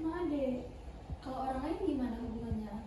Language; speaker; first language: Indonesian; native; Indonesian